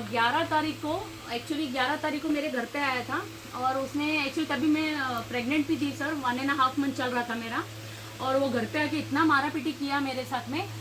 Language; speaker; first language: Hindi; non-native, local second language; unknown